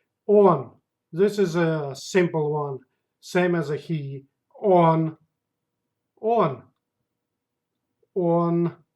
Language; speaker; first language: English; non-native, fluent; Russian